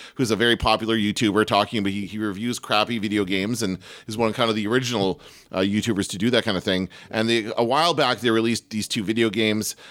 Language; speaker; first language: English; native; English